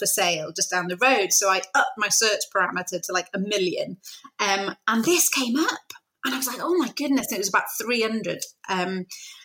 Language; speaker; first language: English; native; English